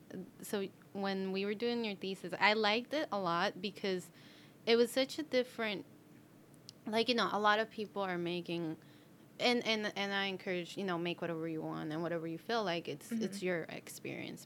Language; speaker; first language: English; non-native, fluent; Spanish